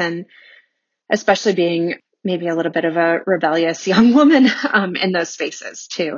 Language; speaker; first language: English; native; English